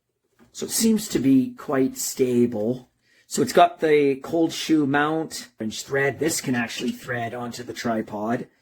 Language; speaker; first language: English; native; English